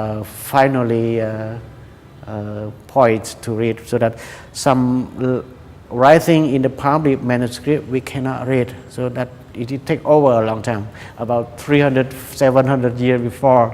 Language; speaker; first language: English; non-native, learner; Khmer